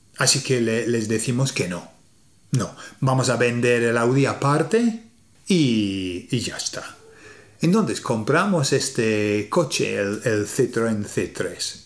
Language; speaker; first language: Spanish; non-native, fluent; English